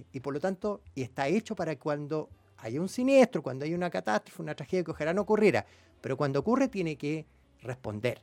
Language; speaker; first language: Spanish; native; Spanish